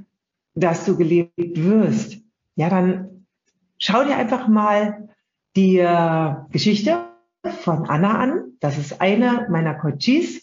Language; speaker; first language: German; native; German